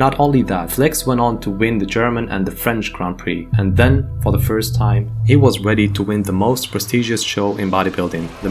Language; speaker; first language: English; native; English